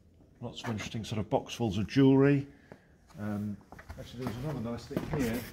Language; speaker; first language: English; native; English